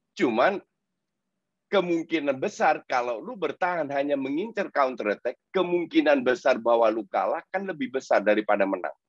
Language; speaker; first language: Indonesian; non-native, fluent; Dutch